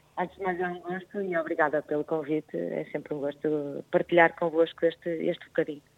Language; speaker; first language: Portuguese; native; Portuguese